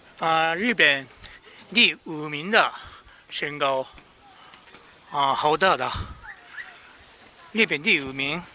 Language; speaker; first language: Chinese; non-native, learner; Japanese